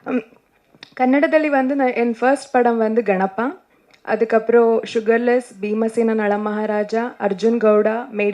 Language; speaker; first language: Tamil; non-native, learner; Kannada